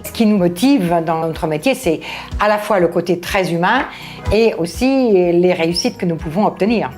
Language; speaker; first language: French; native; French